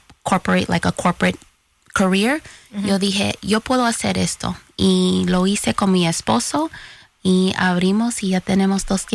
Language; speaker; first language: Spanish; early bilingual, heritage; Spanish